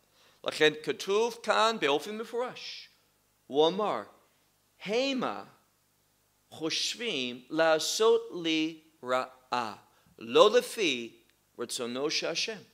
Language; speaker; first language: Hebrew; non-native, fluent; English